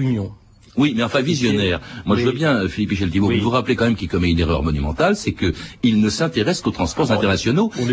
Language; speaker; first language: French; native; French